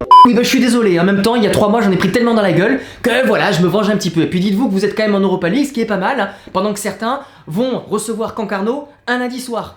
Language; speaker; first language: French; native; French